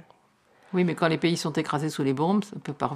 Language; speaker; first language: French; native; French